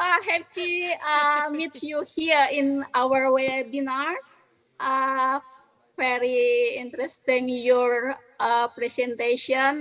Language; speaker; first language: English; non-native, learner; Indonesian